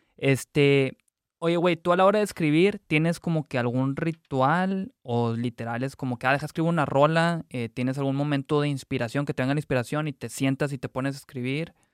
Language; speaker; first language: Spanish; native; Spanish